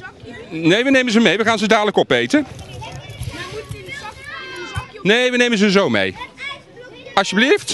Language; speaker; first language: Dutch; native; Dutch